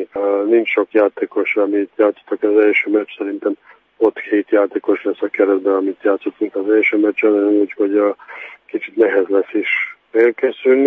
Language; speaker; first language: Hungarian; non-native, fluent; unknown